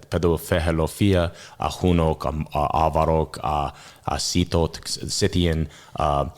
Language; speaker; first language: Hungarian; non-native, learner; English